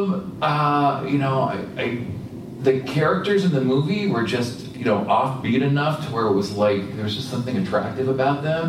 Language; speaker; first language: English; native; English